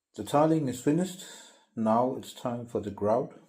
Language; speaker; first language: English; non-native, fluent; Danish